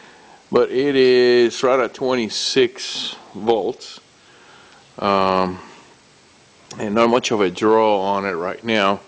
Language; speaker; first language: English; native; English